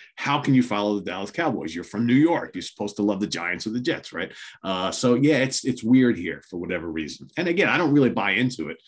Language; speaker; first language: English; native; English